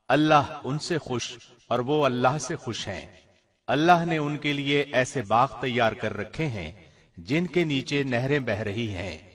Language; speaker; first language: Urdu; native; Urdu